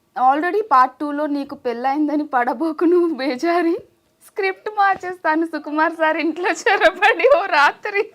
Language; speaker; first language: Telugu; native; Telugu